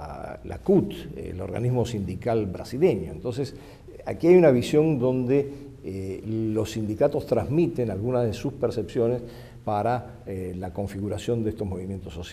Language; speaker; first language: Spanish; native; Spanish